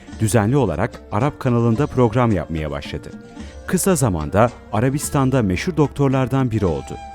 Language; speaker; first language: Turkish; native; Turkish